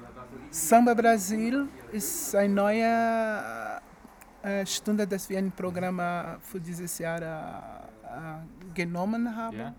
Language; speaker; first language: German; non-native, learner; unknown